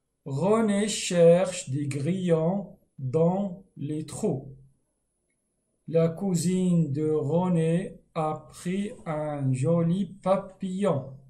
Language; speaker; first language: French; non-native, fluent; Arabic